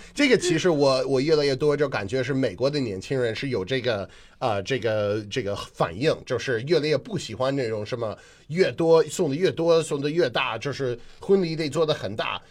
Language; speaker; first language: Chinese; non-native, fluent; English